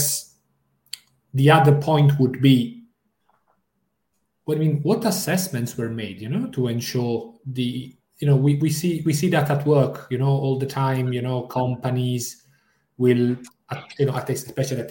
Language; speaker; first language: English; non-native, fluent; Italian